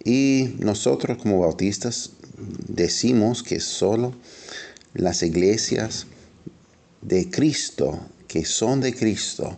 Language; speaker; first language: Spanish; non-native, fluent; English